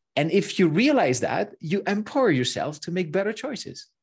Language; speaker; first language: English; non-native, fluent; French